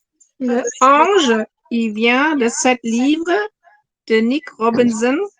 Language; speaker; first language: French; non-native, fluent; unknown